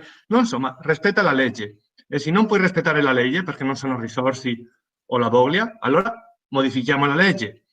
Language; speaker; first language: Italian; non-native, fluent; Spanish